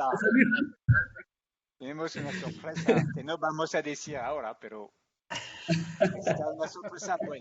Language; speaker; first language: Spanish; non-native, fluent; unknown